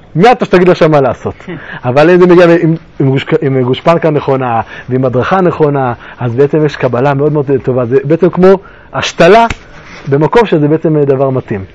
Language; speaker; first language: Hebrew; native; Hebrew